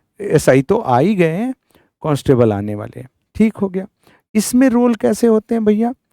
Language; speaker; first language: Hindi; native; Hindi